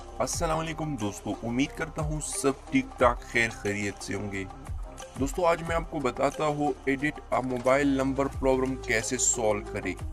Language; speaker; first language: Urdu; non-native, local second language; Pashto